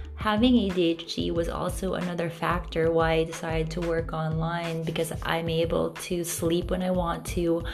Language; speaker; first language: English; non-native, local second language; Filipino